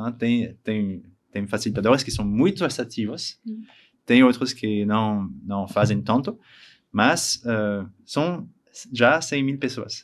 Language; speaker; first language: Portuguese; non-native, learner; French